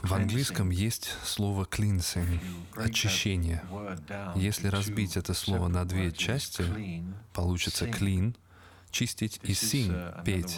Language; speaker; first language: Russian; native; Russian